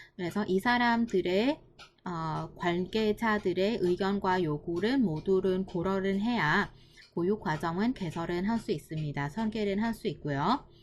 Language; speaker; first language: Korean; non-native, fluent; Vietnamese